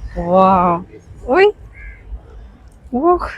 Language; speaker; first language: English; non-native, fluent; Russian